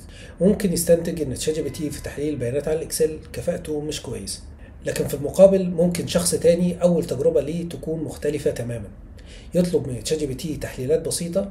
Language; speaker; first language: Arabic; native; Arabic